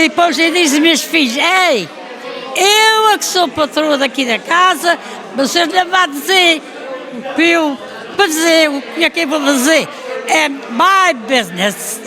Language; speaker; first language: Portuguese; early bilingual, heritage; Portuguese